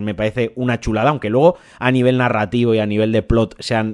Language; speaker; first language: Spanish; native; Spanish